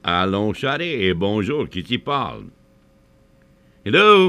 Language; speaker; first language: French; early bilingual, heritage; French